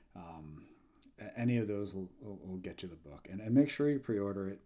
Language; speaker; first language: English; native; English